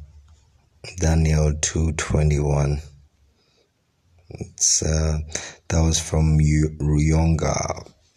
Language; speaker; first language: English; non-native, local second language; Ganda